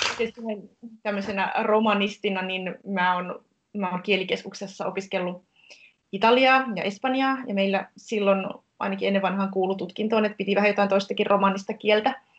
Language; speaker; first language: Finnish; native; Finnish